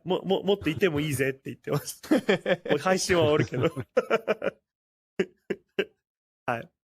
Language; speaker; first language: Japanese; native; Japanese